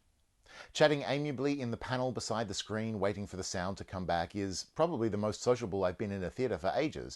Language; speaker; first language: English; native; English